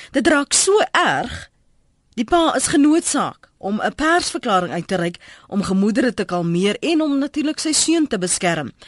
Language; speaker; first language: Afrikaans; native; Afrikaans